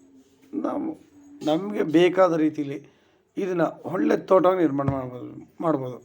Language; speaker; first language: Kannada; native; Kannada